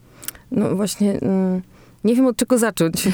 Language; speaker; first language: Polish; native; Polish